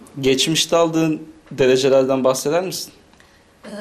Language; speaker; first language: Turkish; native; Turkish